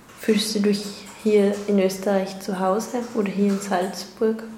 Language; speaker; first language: German; native; German